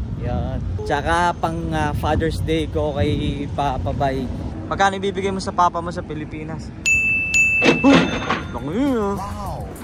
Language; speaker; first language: Filipino; native; Filipino